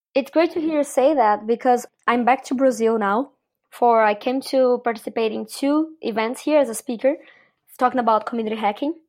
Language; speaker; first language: English; non-native, fluent; Portuguese